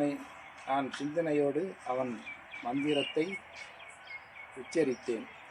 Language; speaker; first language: Tamil; native; Tamil